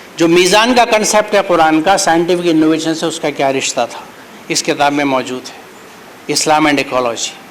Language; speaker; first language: Urdu; native; Urdu